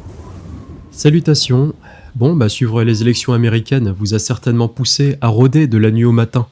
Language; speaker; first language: French; native; French